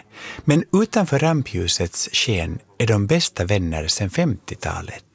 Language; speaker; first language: Swedish; native; Swedish